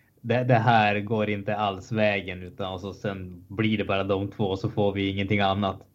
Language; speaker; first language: Swedish; native; Swedish